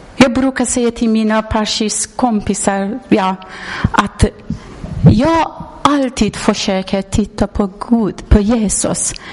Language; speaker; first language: Swedish; non-native, learner; Persian